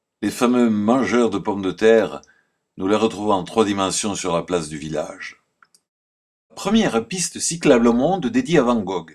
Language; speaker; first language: French; native; French